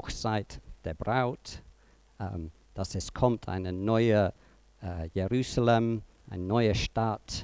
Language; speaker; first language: German; non-native, fluent; English